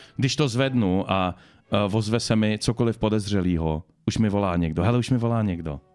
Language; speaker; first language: Czech; native; Czech